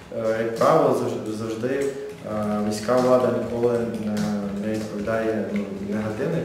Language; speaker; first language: Ukrainian; native; Ukrainian